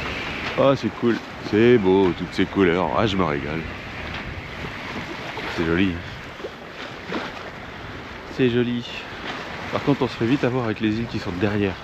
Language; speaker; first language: French; native; French